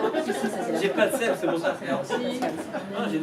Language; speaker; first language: French; native; French